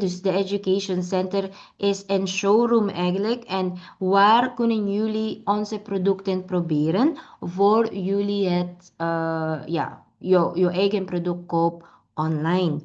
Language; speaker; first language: Dutch; non-native, learner; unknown